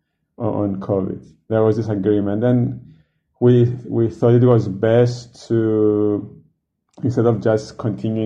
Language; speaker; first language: English; non-native, fluent; Greek